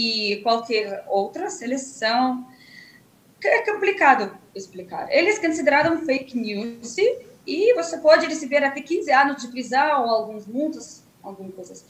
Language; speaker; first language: Portuguese; non-native, fluent; Russian